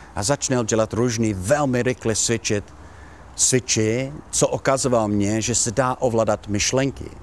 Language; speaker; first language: Czech; non-native, learner; Italian